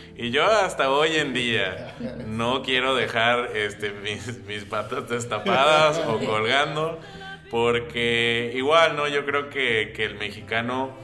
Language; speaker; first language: Spanish; early bilingual, heritage; Spanish